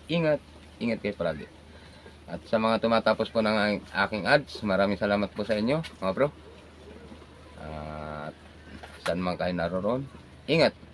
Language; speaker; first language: Filipino; native; Filipino